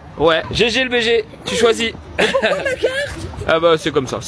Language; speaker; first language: French; native; French